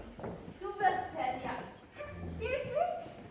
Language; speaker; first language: German; non-native, learner; Mongolian